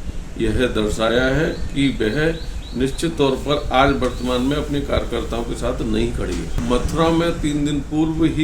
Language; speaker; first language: Hindi; native; Hindi